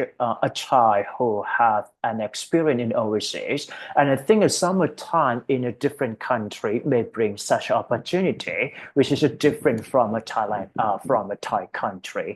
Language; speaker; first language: English; non-native, fluent; Thai